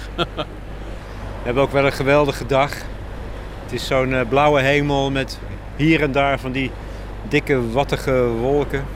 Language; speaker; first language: Dutch; native; Dutch